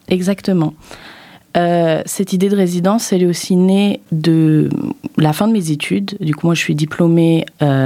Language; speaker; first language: French; native; French